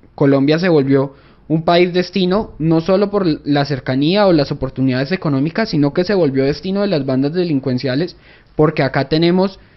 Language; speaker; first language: Spanish; native; Spanish